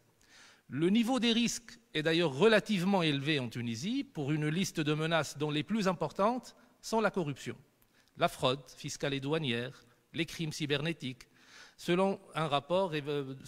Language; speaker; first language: French; non-native, local second language; Arabic